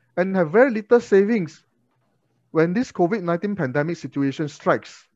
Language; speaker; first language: English; non-native, local second language; Chinese